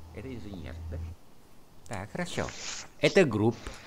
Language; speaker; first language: Russian; non-native, fluent; Vietnamese